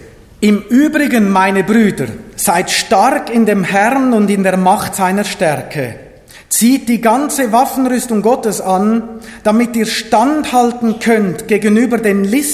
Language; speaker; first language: German; native; German